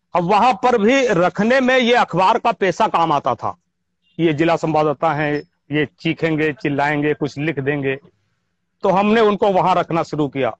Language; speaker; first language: Hindi; native; Hindi